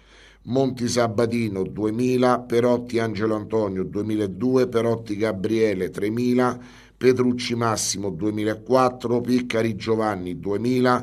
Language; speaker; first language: Italian; native; Italian